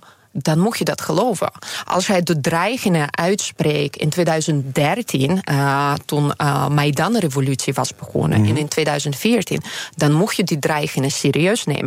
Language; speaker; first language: Dutch; non-native, fluent; Ukrainian